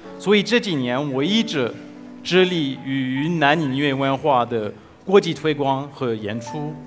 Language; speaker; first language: Chinese; non-native, fluent; French